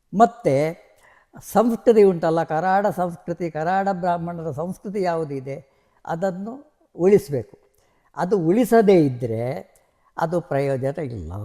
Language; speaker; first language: Kannada; non-native, local second language; Marathi